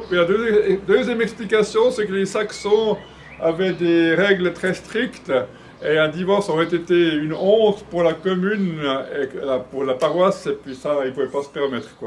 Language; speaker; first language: French; non-native, fluent; Romanian